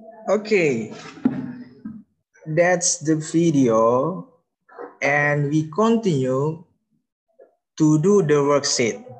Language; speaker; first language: English; non-native, learner; Indonesian